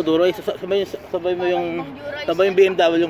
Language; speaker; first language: Filipino; native; Filipino